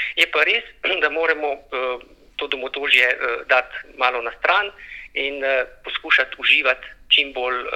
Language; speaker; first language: Slovenian; native; Slovenian